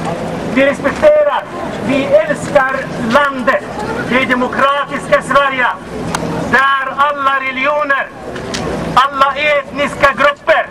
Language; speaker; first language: Swedish; non-native, fluent; Arabic